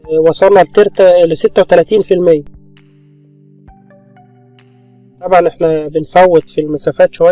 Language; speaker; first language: Arabic; native; Arabic